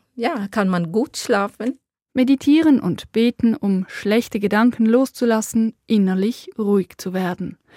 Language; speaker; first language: German; native; German